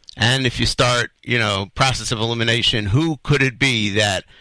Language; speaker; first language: English; native; English